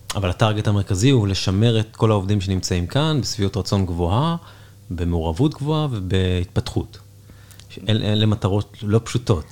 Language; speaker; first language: Hebrew; native; Hebrew